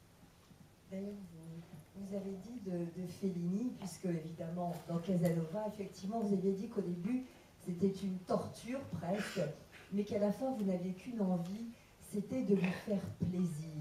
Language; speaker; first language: French; native; French